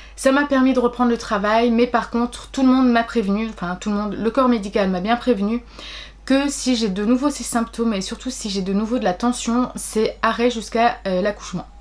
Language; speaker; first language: French; native; French